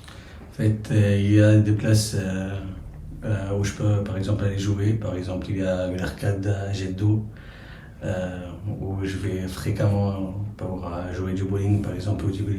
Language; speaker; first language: French; non-native, local second language; Arabic